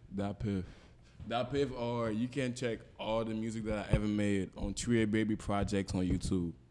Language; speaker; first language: English; non-native, local second language; French